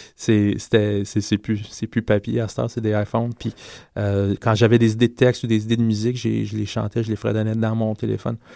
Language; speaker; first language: French; non-native, fluent; English